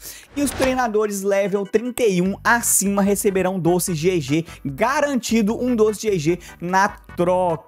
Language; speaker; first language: Portuguese; native; Portuguese